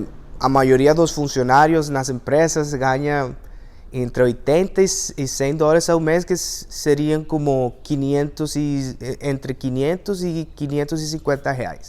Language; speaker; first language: Portuguese; non-native, fluent; Spanish